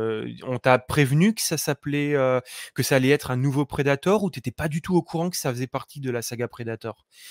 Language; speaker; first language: French; native; French